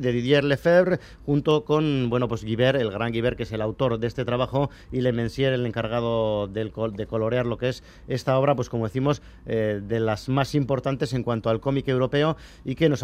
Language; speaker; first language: Spanish; native; Spanish